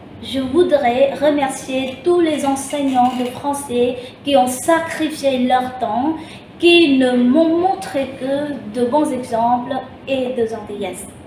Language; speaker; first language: French; non-native, local second language; Khmer